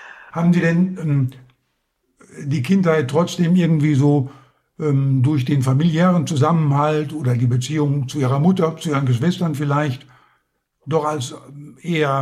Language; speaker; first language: German; native; German